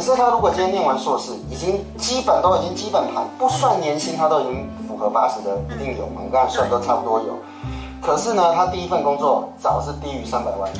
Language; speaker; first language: Chinese; native; Chinese